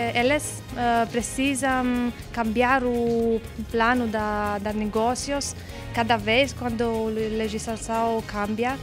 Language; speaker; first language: Portuguese; non-native, learner; Romanian